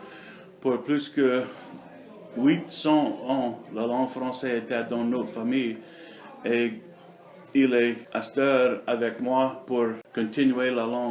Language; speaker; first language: French; non-native, learner; English